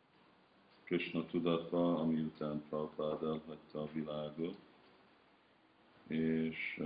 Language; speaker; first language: Hungarian; early bilingual, heritage; Hungarian